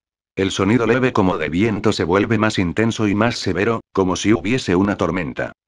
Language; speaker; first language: Spanish; native; Spanish